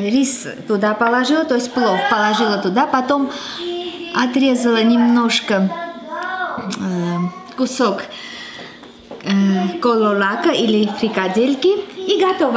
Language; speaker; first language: Russian; non-native, fluent; Armenian